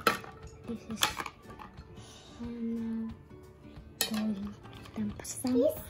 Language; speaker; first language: English; early bilingual, other home language; Indonesian